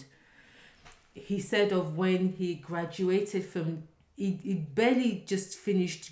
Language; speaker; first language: English; non-native, local second language; Yoruba